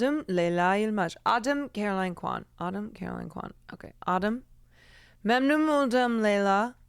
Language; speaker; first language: Turkish; non-native, learner; English